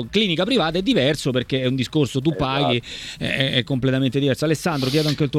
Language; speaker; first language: Italian; native; Italian